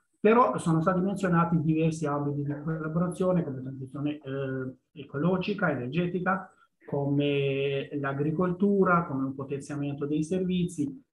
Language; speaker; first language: Italian; non-native, fluent; Albanian